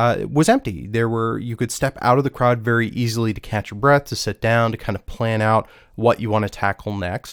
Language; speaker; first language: English; native; English